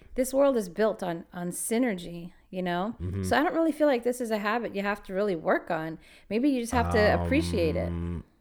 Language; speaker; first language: English; native; English